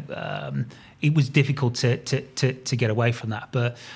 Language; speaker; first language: English; native; English